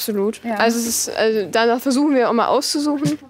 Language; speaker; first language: German; native; German